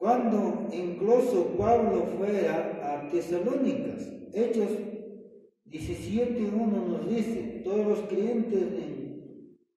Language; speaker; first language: Spanish; non-native, fluent; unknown